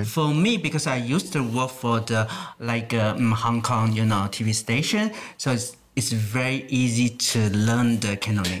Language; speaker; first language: English; non-native, fluent; Chinese